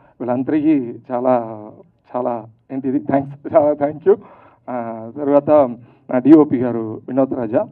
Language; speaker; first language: Telugu; early bilingual, heritage; Telugu